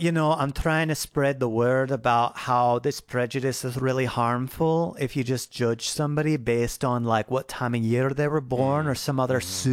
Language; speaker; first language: English; native; English